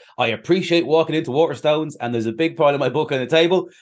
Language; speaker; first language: English; native; English